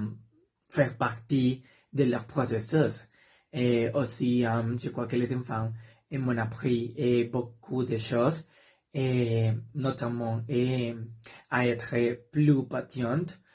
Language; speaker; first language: French; non-native, learner; Spanish